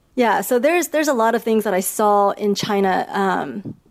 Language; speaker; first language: English; early bilingual, other home language; Chinese